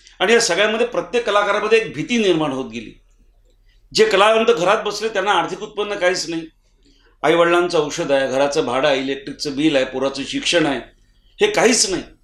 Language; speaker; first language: Marathi; native; Marathi